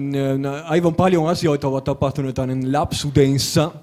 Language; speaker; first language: Finnish; non-native, learner; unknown